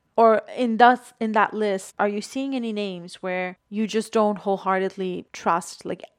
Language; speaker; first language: English; non-native, local second language; Bangla